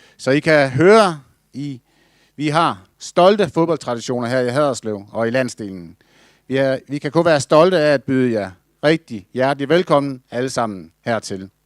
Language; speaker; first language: Danish; native; Danish